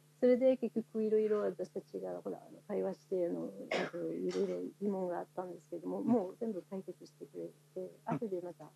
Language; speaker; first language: Japanese; non-native, fluent; French